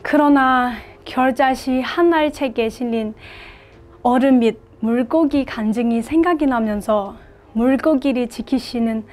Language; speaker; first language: Korean; non-native, fluent; Burmese